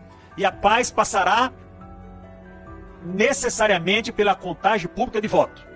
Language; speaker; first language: Portuguese; native; Portuguese